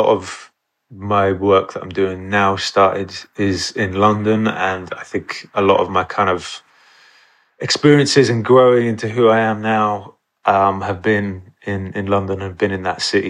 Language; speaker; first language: English; native; English